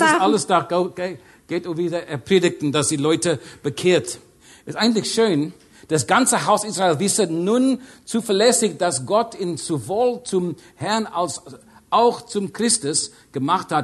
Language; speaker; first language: German; non-native, learner; English